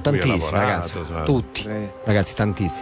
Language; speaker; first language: Italian; native; Italian